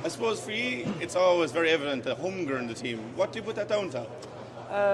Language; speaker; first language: English; native; English